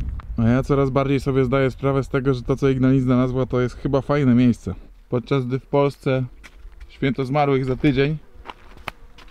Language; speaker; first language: Polish; native; Polish